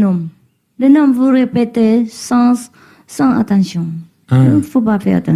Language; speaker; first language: French; non-native, learner; Vietnamese